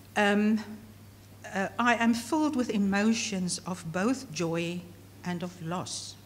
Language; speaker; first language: English; non-native, local second language; Afrikaans